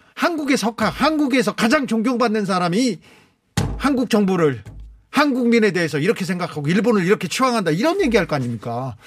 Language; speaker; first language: Korean; native; Korean